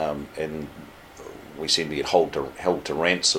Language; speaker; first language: English; native; English